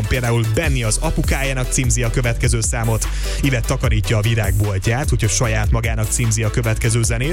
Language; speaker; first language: Hungarian; native; Hungarian